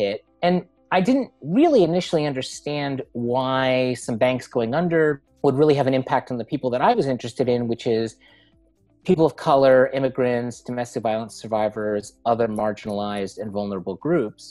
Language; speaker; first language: English; native; English